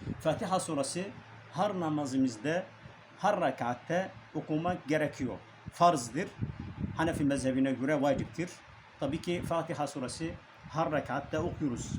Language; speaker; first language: Turkish; non-native, learner; Arabic